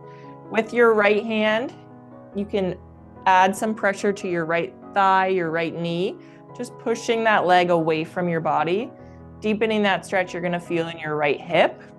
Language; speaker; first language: English; native; English